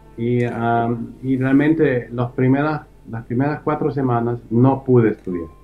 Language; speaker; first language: Spanish; early bilingual, heritage; German